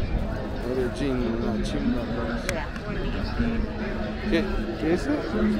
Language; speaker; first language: Spanish; non-native, learner; English